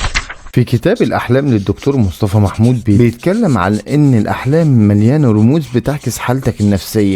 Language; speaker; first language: Arabic; native; Arabic